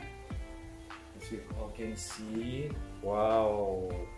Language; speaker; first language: English; non-native, local second language; Malay